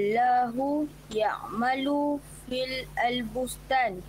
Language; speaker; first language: Arabic; non-native, learner; Malay